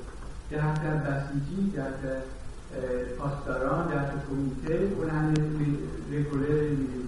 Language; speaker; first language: German; non-native, learner; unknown